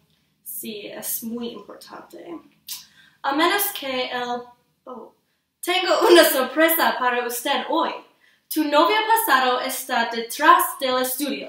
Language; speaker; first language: Spanish; non-native, learner; English